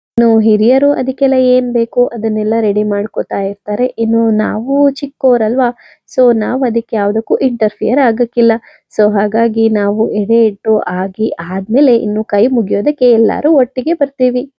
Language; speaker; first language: Kannada; non-native, local second language; Tulu